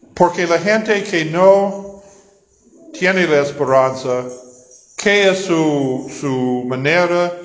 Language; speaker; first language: Spanish; non-native, fluent; English